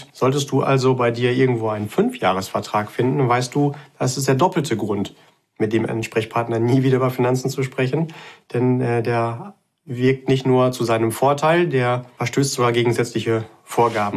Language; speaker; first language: German; native; German